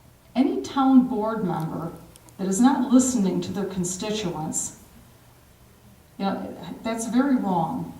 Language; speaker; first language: English; native; English